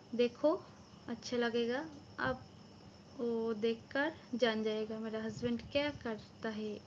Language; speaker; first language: Hindi; non-native, local second language; Bangla